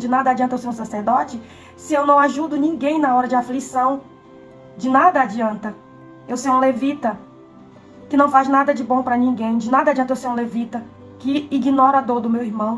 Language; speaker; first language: Portuguese; native; Portuguese